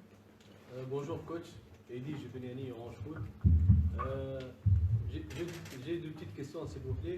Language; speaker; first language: French; non-native, local second language; Arabic